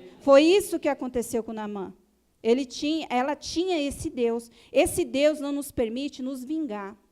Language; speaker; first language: Portuguese; native; Portuguese